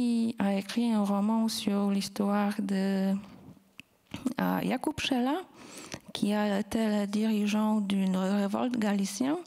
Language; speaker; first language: French; non-native, fluent; Polish